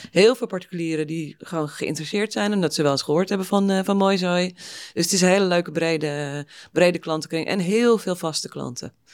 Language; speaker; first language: Dutch; non-native, fluent; English